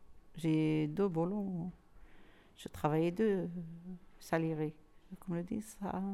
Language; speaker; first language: French; non-native, learner; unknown